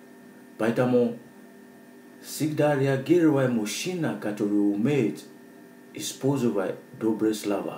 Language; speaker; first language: Russian; non-native, learner; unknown